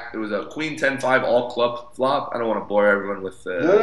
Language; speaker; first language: English; native; English